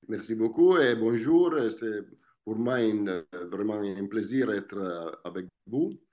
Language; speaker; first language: French; non-native, fluent; Italian